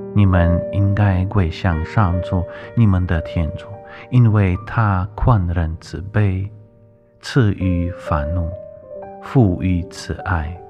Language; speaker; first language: Chinese; non-native, fluent; Ukrainian